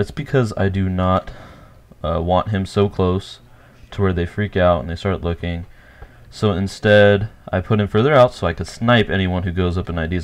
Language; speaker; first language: English; native; English